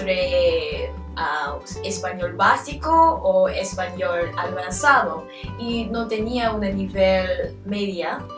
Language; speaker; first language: Spanish; non-native, learner; English